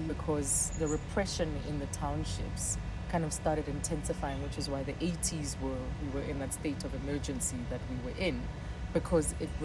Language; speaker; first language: English; non-native, local second language; Zulu